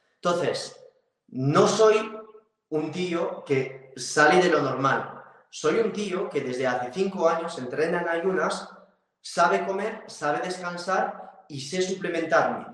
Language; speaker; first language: Spanish; non-native, fluent; French